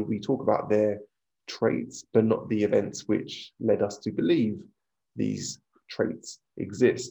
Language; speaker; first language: English; native; English